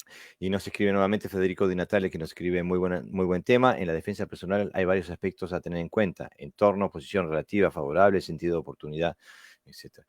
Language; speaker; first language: Spanish; native; Spanish